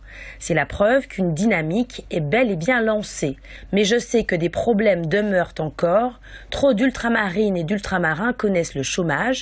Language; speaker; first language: French; native; French